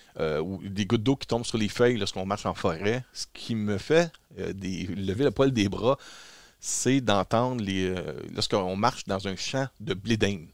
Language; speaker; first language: French; native; French